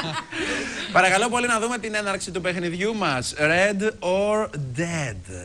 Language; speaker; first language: Greek; native; Greek